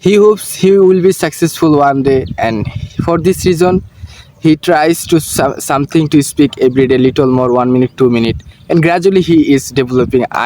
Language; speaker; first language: English; non-native, learner; Bangla